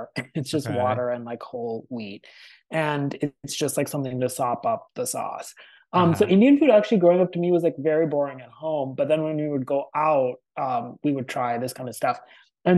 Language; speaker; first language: English; non-native, local second language; Hindi